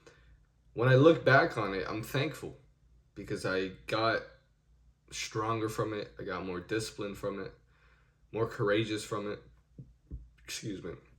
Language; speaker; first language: English; native; English